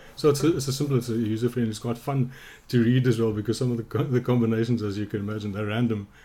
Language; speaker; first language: English; native; English